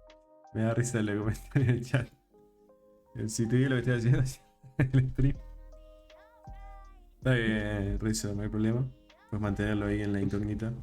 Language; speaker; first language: Spanish; native; Spanish